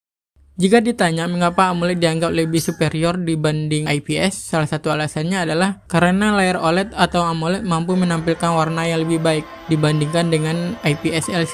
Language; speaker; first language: Indonesian; native; Indonesian